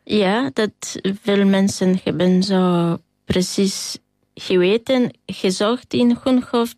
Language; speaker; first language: Dutch; non-native, learner; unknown